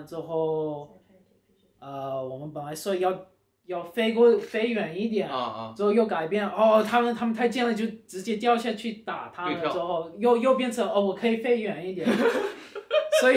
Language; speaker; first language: Chinese; early bilingual, heritage; Chinese